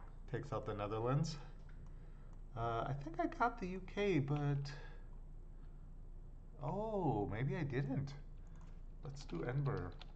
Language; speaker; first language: English; native; English